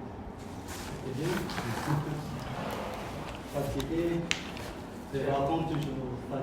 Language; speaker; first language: French; non-native, learner; Khmer